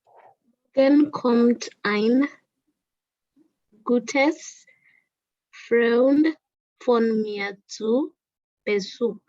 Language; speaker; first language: German; non-native, learner; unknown